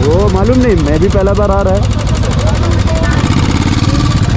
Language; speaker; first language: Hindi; non-native, local second language; Malayalam